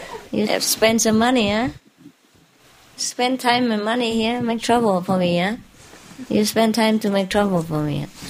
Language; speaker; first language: English; non-native, fluent; Vietnamese